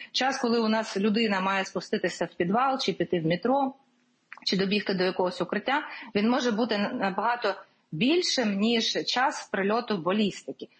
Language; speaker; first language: Ukrainian; native; Ukrainian